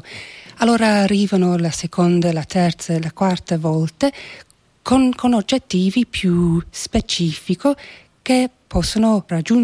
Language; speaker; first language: Italian; non-native, fluent; English